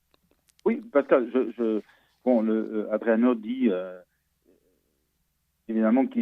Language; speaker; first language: French; non-native, fluent; Portuguese